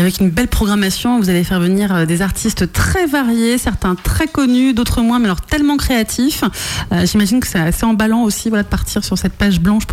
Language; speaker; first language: French; native; French